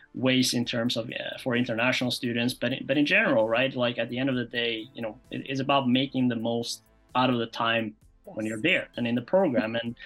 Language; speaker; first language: English; non-native, fluent; Norwegian